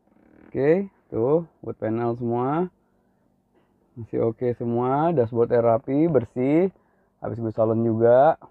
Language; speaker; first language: Indonesian; native; Indonesian